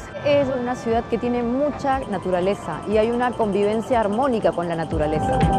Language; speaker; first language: Spanish; native; Spanish